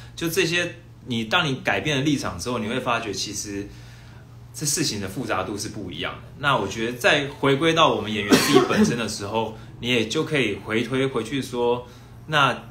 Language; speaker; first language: Chinese; native; Chinese